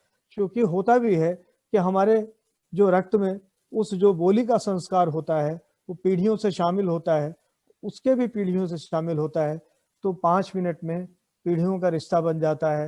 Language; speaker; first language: Hindi; native; Hindi